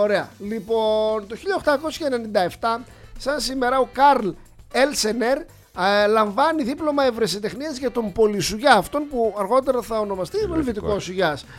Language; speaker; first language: Greek; native; Greek